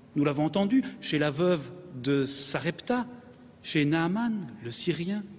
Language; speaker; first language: French; native; French